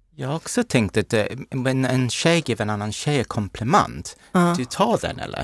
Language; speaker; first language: Swedish; non-native, learner; English